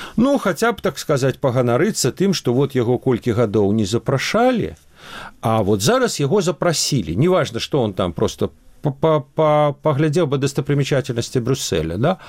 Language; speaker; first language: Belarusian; native; Belarusian